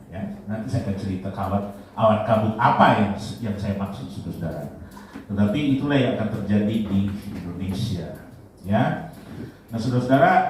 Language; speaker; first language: Indonesian; native; Indonesian